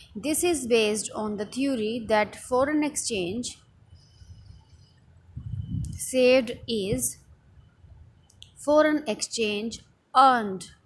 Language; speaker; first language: English; non-native, local second language; Hindi